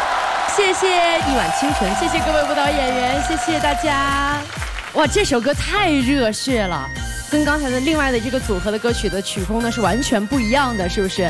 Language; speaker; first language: Chinese; native; Chinese